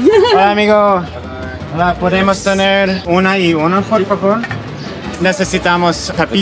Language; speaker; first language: Spanish; non-native, learner; English